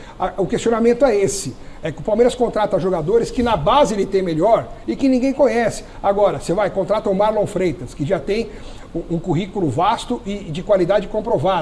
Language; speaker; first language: Portuguese; native; Portuguese